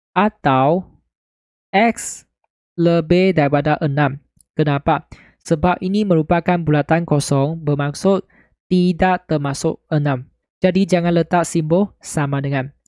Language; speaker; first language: Malay; non-native, local second language; Chinese